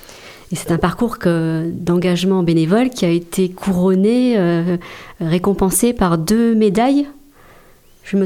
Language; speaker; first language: French; native; French